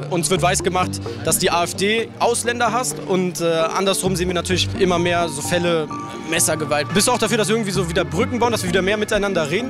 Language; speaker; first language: German; native; German